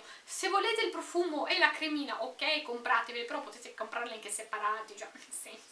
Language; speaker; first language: Italian; native; Italian